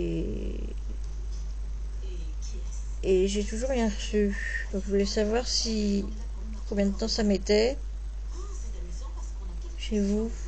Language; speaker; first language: French; native; French